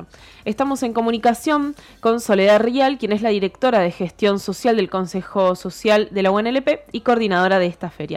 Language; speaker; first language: Spanish; native; Spanish